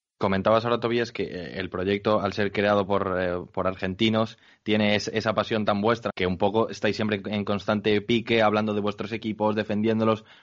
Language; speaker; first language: Spanish; native; Spanish